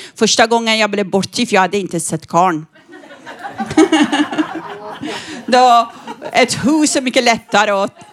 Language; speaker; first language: Swedish; non-native, fluent; Persian